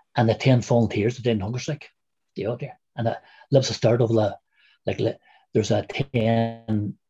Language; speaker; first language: English; native; English